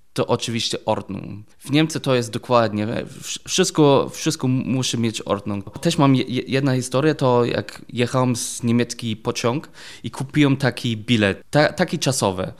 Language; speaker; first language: Polish; non-native, learner; German